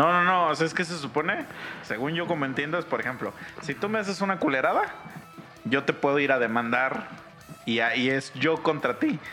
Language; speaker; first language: Spanish; native; Spanish